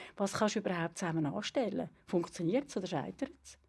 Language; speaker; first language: German; native; German